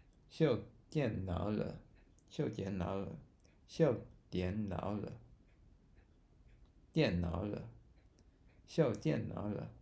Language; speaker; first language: Chinese; non-native, learner; English